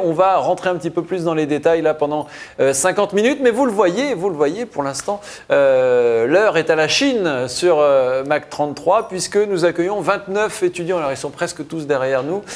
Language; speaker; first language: French; native; French